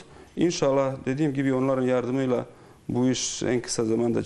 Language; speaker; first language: Turkish; non-native, fluent; Bosnian